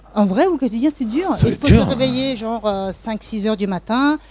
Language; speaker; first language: French; non-native, fluent; Mongolian